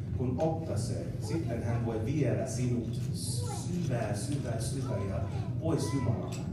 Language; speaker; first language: Finnish; non-native, learner; English